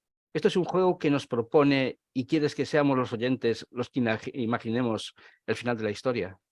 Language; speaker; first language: Spanish; native; Spanish